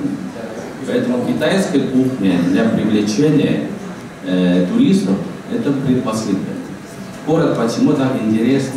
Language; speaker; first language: Russian; non-native, fluent; Chinese